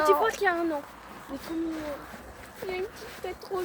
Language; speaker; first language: French; native; French